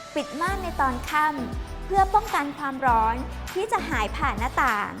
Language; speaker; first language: Thai; native; Thai